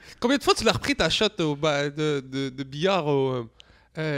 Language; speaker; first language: French; native; French